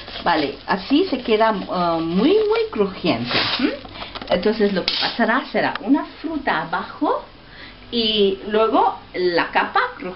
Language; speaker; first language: Spanish; non-native, fluent; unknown